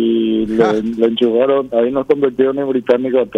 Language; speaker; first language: Spanish; native; Spanish